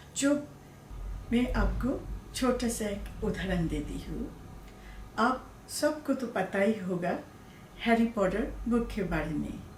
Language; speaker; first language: Hindi; non-native, learner; Bangla